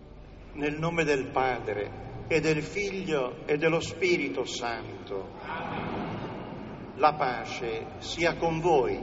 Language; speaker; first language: Italian; native; Italian